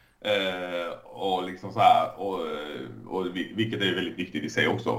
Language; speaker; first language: Swedish; early bilingual, other home language; Persian